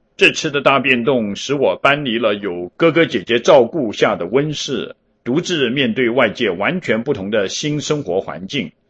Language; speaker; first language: Chinese; early bilingual, heritage; Chinese